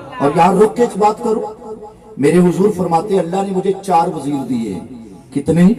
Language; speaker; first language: Urdu; non-native, local second language; Punjabi